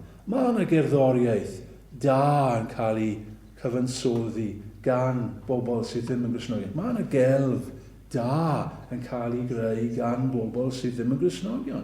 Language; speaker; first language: Welsh; native; Welsh